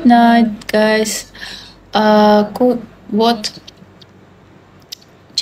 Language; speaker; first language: English; non-native, learner; Russian